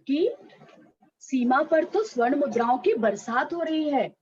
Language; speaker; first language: Hindi; non-native, local second language; Marathi